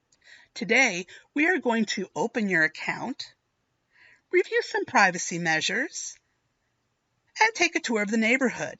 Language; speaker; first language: English; native; English